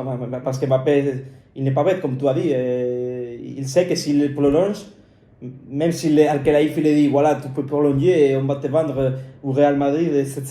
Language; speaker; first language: French; non-native, fluent; Spanish